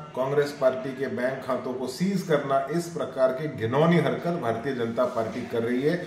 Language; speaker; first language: Hindi; non-native, local second language; Marathi